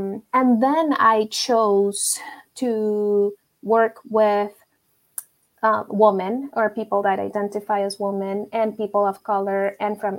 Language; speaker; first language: English; non-native, fluent; Spanish